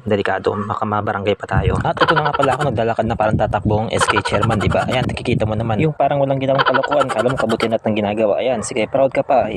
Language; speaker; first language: Filipino; non-native, local second language; Iloko